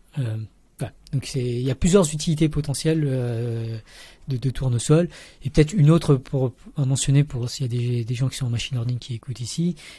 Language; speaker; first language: French; early bilingual, other home language; Vietnamese